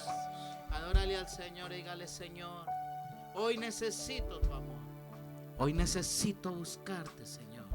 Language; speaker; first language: Spanish; native; Spanish